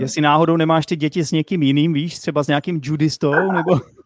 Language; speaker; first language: Czech; native; Czech